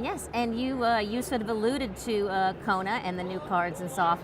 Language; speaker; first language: English; native; English